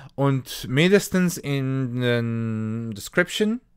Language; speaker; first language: German; non-native, fluent; Polish